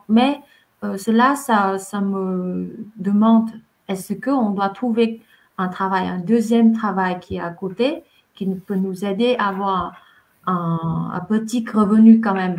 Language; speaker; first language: French; non-native, fluent; Vietnamese